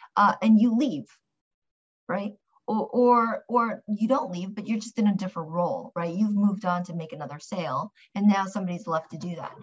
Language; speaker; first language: English; early bilingual, other home language; Korean